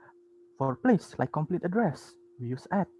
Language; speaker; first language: English; non-native, learner; Indonesian